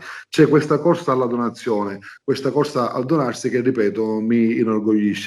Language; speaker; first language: Italian; native; Italian